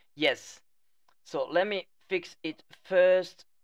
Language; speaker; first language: English; non-native, fluent; Dutch